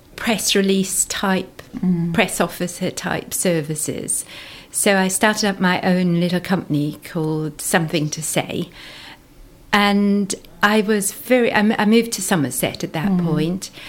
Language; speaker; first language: English; native; English